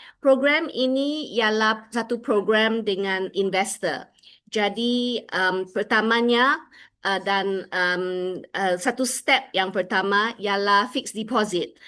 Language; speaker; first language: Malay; non-native, local second language; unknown